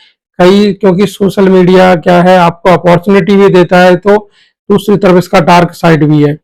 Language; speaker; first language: Hindi; native; Hindi